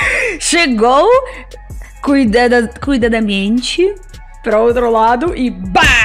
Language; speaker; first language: Portuguese; non-native, learner; Russian